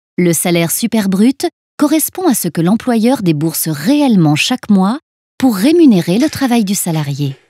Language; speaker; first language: French; native; French